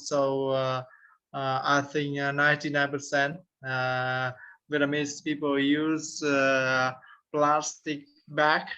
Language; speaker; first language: English; non-native, learner; Vietnamese